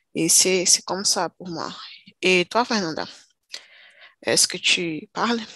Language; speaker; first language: French; non-native, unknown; Portuguese